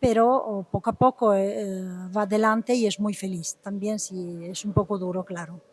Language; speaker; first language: Spanish; non-native, fluent; Italian